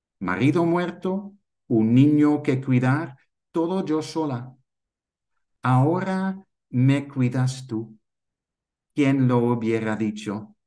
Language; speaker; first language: Spanish; non-native, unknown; Dutch